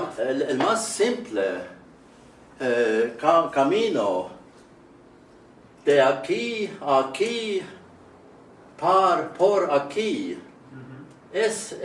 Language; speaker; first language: Spanish; non-native, learner; Estonian